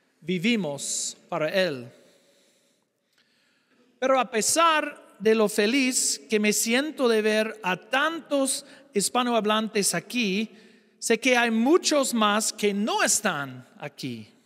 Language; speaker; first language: Spanish; non-native, fluent; English